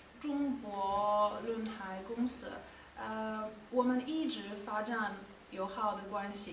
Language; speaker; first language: Chinese; non-native, fluent; Polish